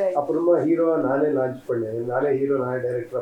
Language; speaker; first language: Tamil; non-native, learner; Kannada